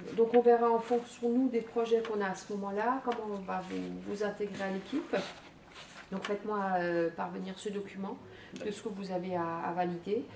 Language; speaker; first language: French; native; French